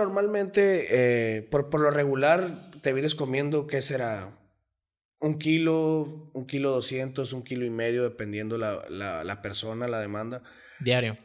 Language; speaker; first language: Spanish; native; Spanish